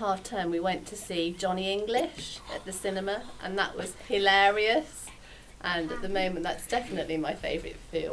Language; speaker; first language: English; native; English